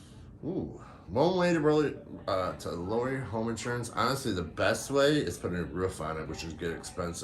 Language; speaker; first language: English; native; English